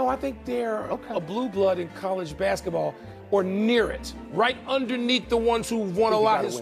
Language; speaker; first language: English; native; English